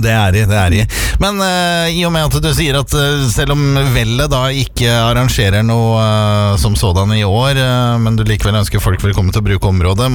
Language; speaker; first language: Norwegian; native; Norwegian